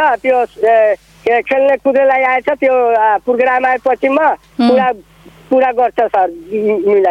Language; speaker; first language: Nepali; non-native, local second language; Bhojpuri